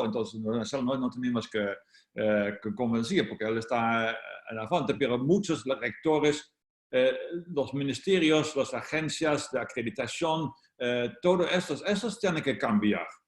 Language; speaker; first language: Spanish; non-native, fluent; Dutch